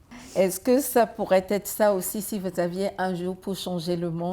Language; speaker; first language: French; native; French